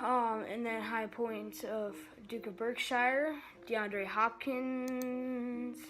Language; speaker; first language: English; native; English